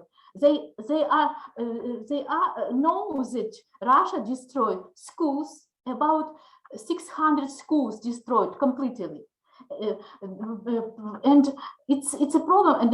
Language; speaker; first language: English; non-native, learner; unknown